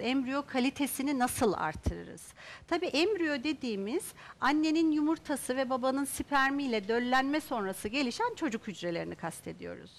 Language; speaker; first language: Turkish; native; Turkish